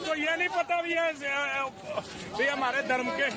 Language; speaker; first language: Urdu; non-native, local second language; Punjabi